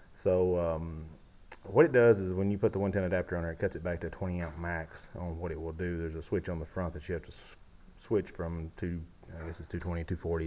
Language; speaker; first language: English; native; English